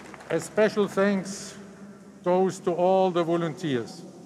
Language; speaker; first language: English; non-native, fluent; German